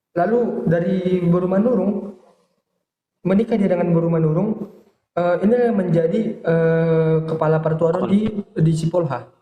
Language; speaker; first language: Indonesian; native; Indonesian